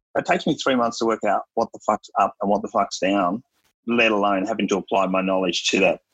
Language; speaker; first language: English; native; English